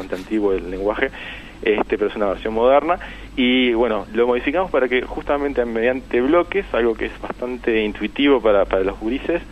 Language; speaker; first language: Spanish; native; Spanish